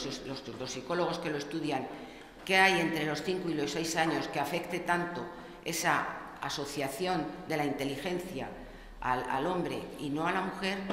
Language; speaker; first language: Spanish; native; Spanish